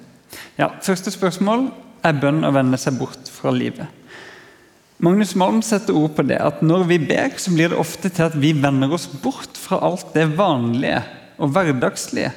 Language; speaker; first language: Norwegian; native; Norwegian